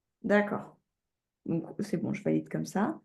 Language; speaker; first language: French; native; French